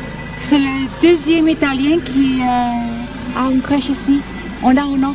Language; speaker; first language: French; non-native, fluent; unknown